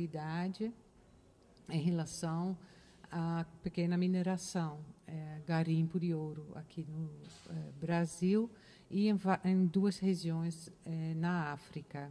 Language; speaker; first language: Portuguese; non-native, fluent; Dutch